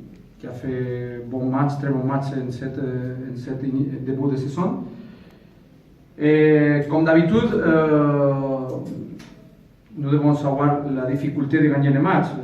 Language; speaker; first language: French; non-native, fluent; Spanish